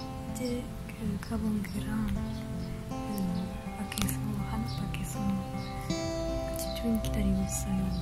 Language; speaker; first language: Korean; non-native, learner; French